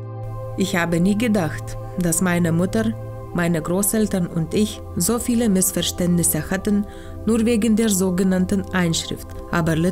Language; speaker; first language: German; non-native, fluent; Lithuanian